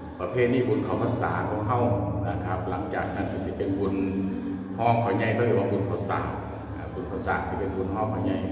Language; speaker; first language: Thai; non-native, local second language; Northeastern Thai